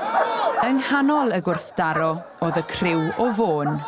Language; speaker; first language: Welsh; native; Welsh